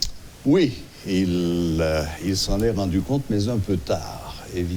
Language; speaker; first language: French; non-native, local second language; Haitian Creole